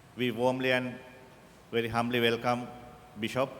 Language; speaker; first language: English; non-native, local second language; Sinhala